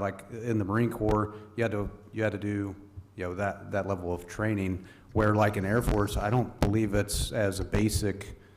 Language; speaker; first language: English; native; English